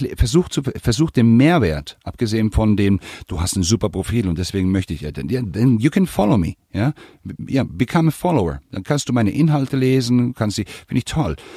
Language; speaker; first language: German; non-native, fluent; Spanish